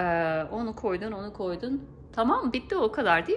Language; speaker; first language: Turkish; native; Turkish